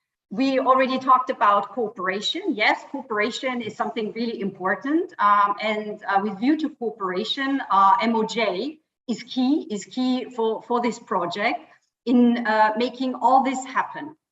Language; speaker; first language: English; non-native, fluent; German